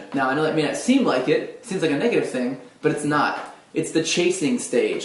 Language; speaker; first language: English; native; English